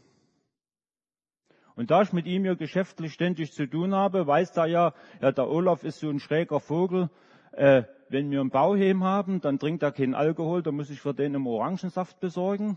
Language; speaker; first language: German; native; German